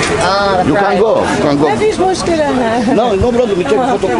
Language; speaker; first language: English; non-native, learner; Arabic